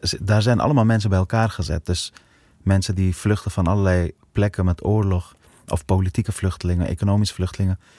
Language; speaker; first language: Dutch; early bilingual, other home language; Persian